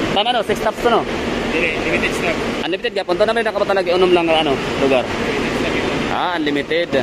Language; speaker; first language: Filipino; non-native, local second language; Cebuano